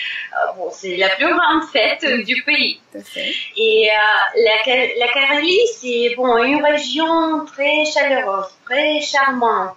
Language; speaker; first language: French; non-native, fluent; Russian